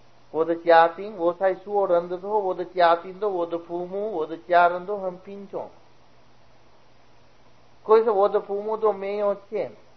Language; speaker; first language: Chinese; non-native, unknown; Sinhala